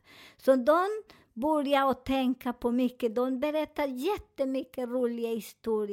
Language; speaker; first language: Swedish; non-native, learner; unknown